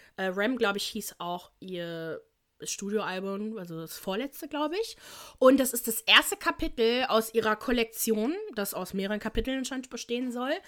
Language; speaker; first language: German; native; German